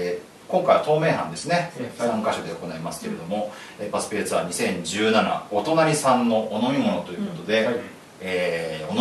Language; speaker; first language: Japanese; native; Japanese